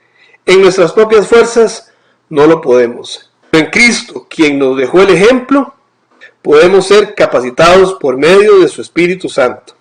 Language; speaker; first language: Spanish; native; Spanish